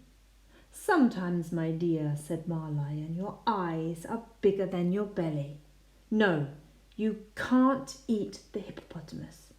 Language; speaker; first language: English; non-native, fluent; Spanish